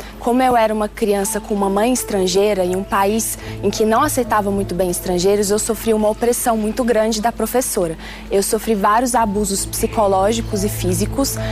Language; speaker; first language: Portuguese; early bilingual, other home language; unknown